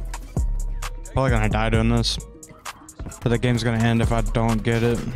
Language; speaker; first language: English; native; English